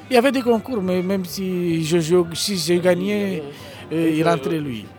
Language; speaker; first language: French; non-native, fluent; Romanian